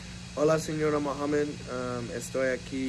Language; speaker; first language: Spanish; non-native, learner; English